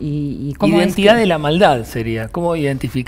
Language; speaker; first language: Spanish; native; Spanish